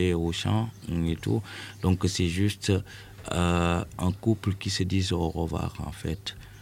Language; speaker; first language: French; non-native, local second language; Wolof